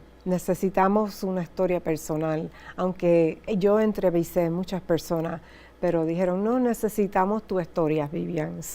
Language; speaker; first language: Spanish; early bilingual, heritage; Spanish